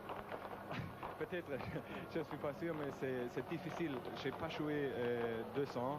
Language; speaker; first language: French; non-native, learner; German